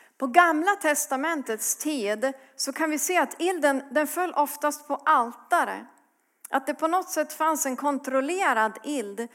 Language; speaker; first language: Swedish; native; Swedish